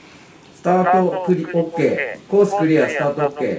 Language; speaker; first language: Japanese; native; Japanese